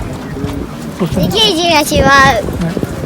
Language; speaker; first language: Japanese; native; Japanese